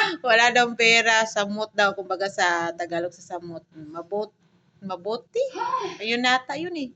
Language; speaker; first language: Filipino; non-native, local second language; Cebuano